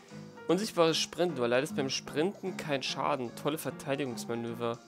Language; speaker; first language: German; native; German